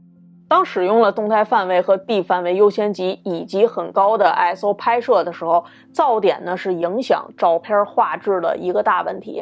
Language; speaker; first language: Chinese; native; Chinese